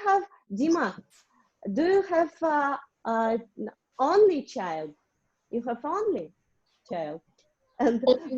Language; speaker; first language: English; non-native, learner; Russian